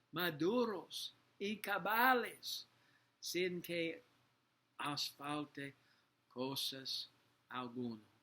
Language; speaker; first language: Spanish; non-native, learner; English